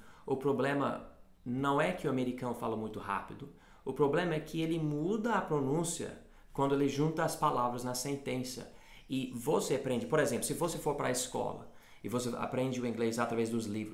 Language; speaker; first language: Portuguese; non-native, fluent; English